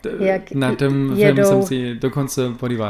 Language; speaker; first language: Czech; non-native, learner; German